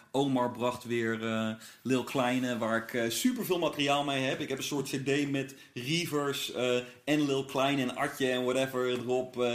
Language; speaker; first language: Dutch; native; Dutch